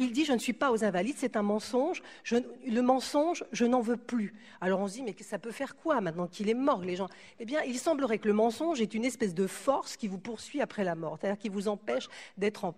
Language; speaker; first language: French; native; French